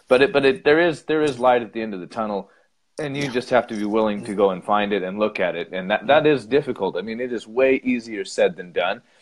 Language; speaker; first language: English; native; English